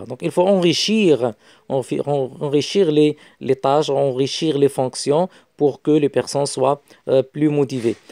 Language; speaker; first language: French; non-native, local second language; Arabic